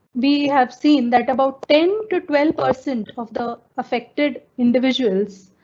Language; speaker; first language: English; non-native, local second language; Marathi